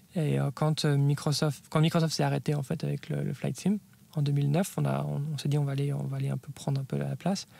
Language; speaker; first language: French; native; French